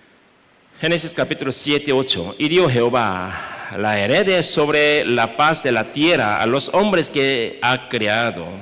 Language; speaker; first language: Spanish; non-native, learner; Korean